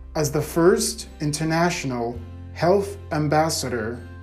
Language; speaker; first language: English; native; English